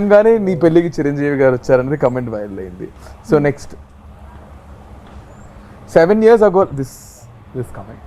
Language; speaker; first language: Telugu; native; Telugu